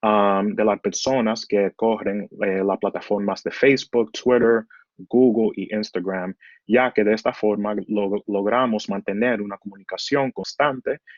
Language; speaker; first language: Spanish; early bilingual, heritage; Spanish